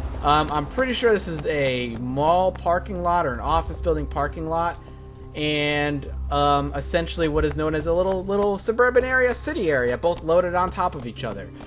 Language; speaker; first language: English; native; English